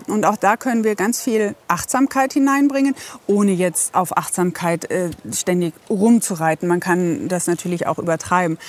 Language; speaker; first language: German; native; German